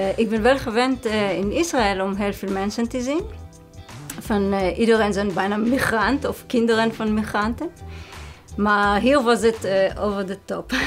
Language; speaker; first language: Dutch; non-native, fluent; Hebrew